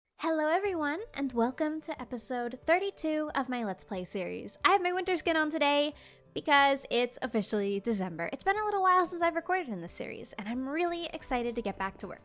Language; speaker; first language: English; native; English